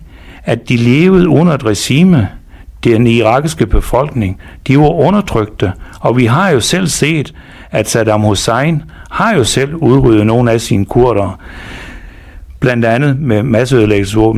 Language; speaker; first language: Danish; native; Danish